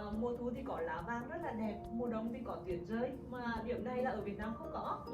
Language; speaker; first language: Vietnamese; native; Vietnamese